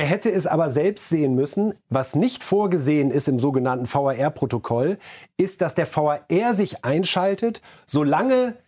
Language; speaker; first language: German; native; German